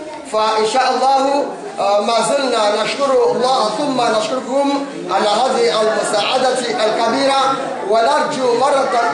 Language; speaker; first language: Arabic; non-native, local second language; Comorian